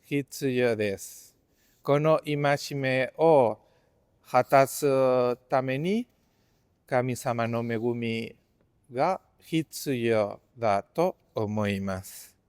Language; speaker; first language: Japanese; non-native, fluent; Spanish